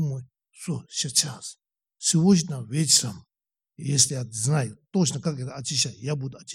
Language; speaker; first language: Russian; non-native, learner; Tibetan